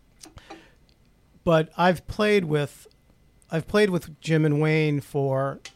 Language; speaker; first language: English; native; English